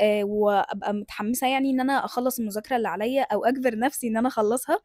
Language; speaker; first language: Arabic; native; Arabic